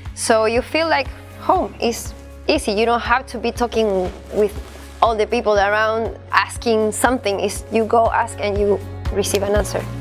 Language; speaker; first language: English; non-native, fluent; Spanish